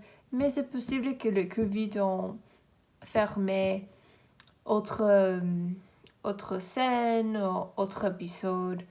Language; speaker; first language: French; non-native, learner; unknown